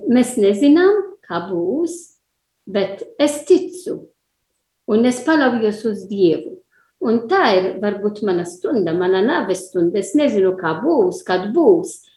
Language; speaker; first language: Latvian; non-native, learner; Italian